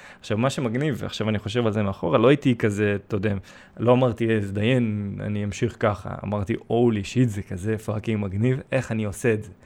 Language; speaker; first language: Hebrew; early bilingual, other home language; Russian